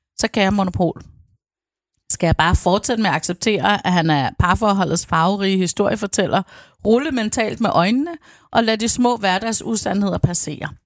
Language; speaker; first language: Danish; native; Danish